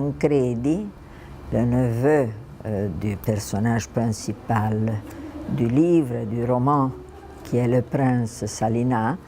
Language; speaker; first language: French; non-native, fluent; Italian